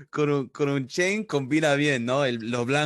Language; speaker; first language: Spanish; early bilingual, heritage; Spanish